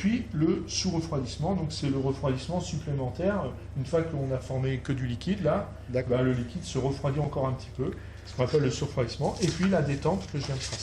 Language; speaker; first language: French; native; French